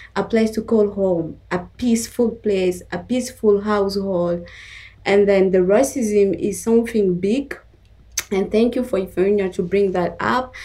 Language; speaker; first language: English; non-native, fluent; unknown